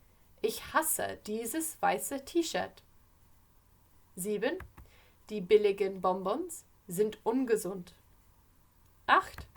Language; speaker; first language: German; non-native, fluent; English